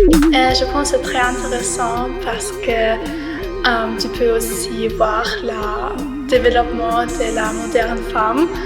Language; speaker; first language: French; non-native, learner; German